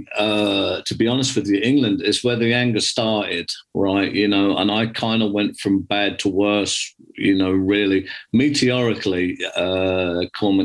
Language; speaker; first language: English; native; English